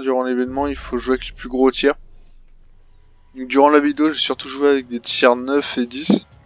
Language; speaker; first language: French; native; French